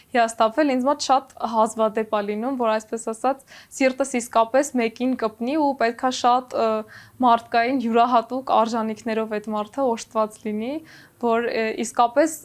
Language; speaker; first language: Armenian; native; Armenian